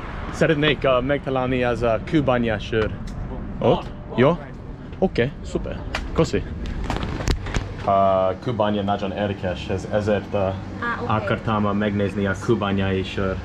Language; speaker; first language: Hungarian; non-native, learner; English